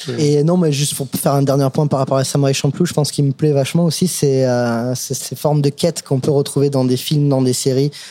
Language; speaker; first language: French; non-native, fluent; English